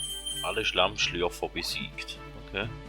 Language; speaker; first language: German; native; German